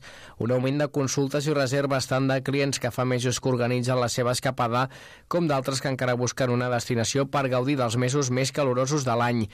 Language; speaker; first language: Catalan; native; Catalan